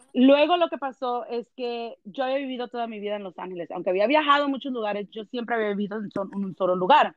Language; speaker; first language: Spanish; early bilingual, heritage; Spanish